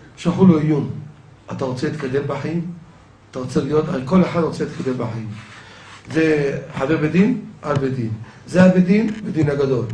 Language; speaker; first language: Hebrew; native; Hebrew